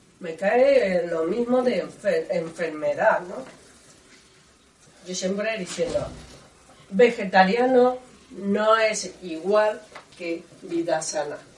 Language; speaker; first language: Spanish; non-native, learner; Chinese